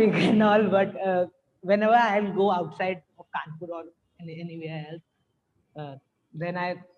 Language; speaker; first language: English; non-native, local second language; Hindi